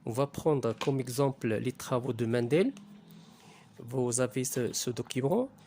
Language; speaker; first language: French; non-native, local second language; Arabic